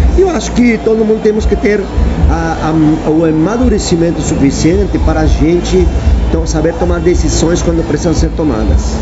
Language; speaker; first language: Portuguese; non-native, fluent; Spanish